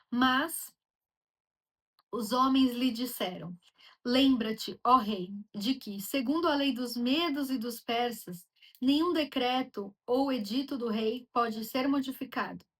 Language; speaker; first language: Portuguese; native; Portuguese